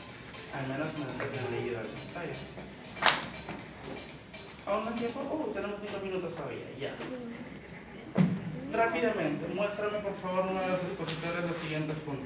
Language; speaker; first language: Spanish; native; Spanish